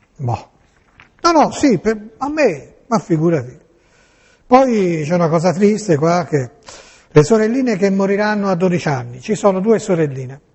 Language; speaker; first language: Italian; native; Italian